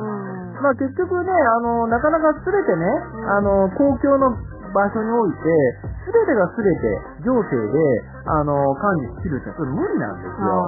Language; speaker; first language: Japanese; native; Japanese